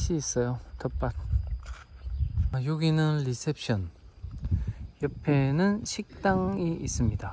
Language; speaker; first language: Korean; native; Korean